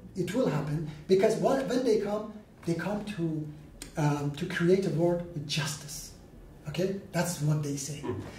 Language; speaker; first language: English; non-native, learner; Persian